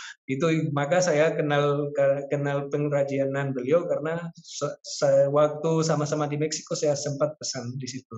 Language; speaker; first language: Indonesian; non-native, fluent; Spanish